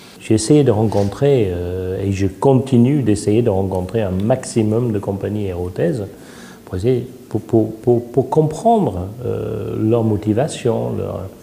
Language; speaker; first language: French; non-native, fluent; English